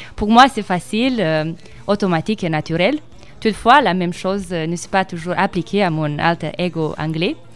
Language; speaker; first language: French; non-native, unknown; Romanian